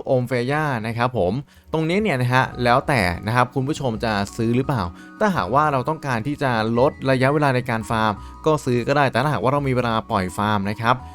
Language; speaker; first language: Thai; native; Thai